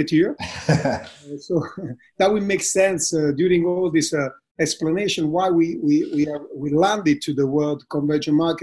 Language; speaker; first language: English; non-native, fluent; Italian